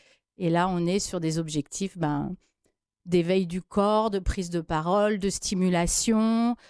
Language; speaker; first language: French; native; French